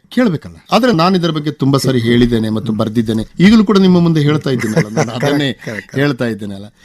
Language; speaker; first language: Kannada; non-native, local second language; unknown